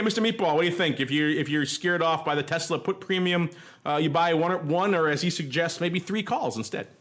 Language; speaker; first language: English; native; English